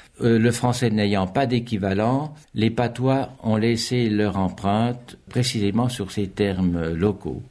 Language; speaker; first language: French; native; French